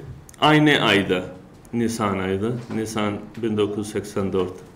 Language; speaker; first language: Turkish; non-native, learner; Urdu